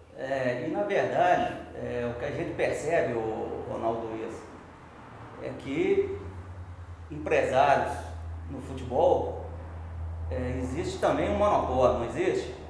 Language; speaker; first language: Portuguese; native; Portuguese